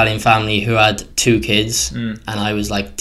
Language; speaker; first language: English; native; English